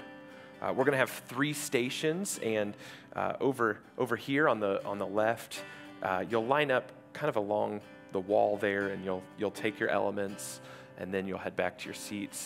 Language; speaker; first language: English; native; English